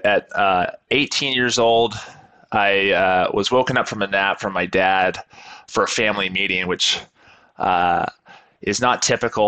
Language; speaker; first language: English; native; English